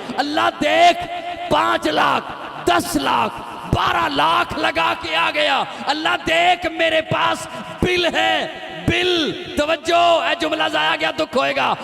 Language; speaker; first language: Urdu; non-native, local second language; Punjabi